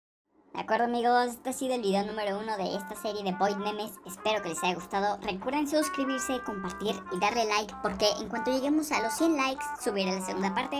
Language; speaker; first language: Spanish; native; Spanish